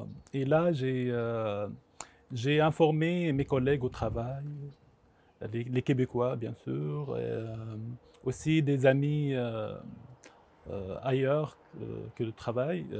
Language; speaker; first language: French; non-native, local second language; Arabic